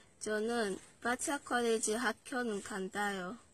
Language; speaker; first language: Korean; non-native, learner; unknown